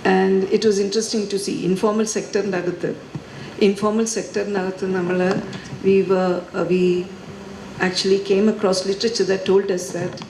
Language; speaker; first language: English; non-native, local second language; Malayalam